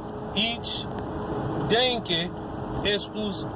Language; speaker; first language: German; non-native, learner; English